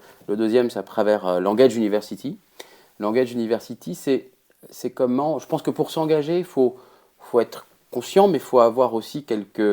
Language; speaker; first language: French; native; French